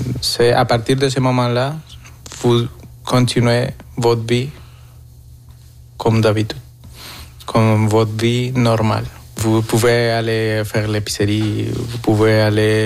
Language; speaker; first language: French; non-native, learner; Spanish